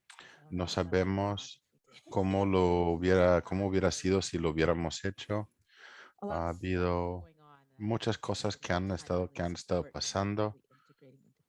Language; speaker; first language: Spanish; non-native, fluent; English